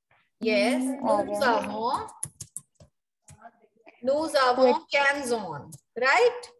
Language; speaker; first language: French; non-native, fluent; Hindi